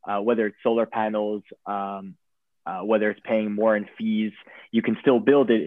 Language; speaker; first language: English; native; English